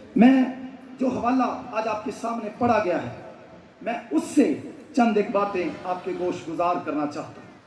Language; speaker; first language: Urdu; non-native, local second language; Punjabi